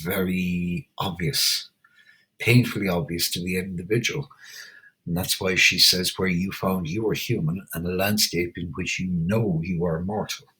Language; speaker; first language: English; native; English